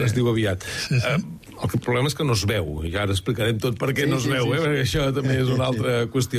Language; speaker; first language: Catalan; native; Catalan